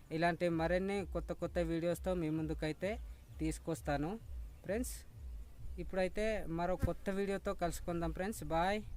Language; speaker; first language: Telugu; non-native, local second language; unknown